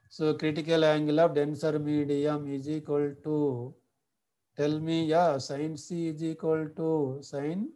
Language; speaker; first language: English; non-native, local second language; Telugu